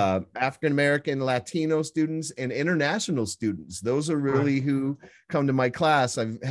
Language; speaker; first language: English; native; English